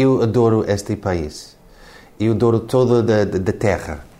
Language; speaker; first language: Portuguese; non-native, learner; English